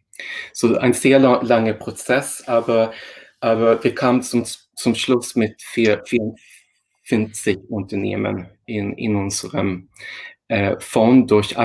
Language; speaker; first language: German; non-native, fluent; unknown